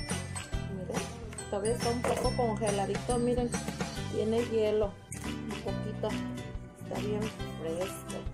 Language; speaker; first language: Spanish; native; Spanish